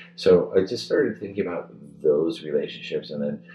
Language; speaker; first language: English; early bilingual, other home language; Spanish